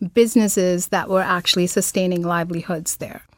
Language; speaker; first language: English; non-native, local second language; Malayalam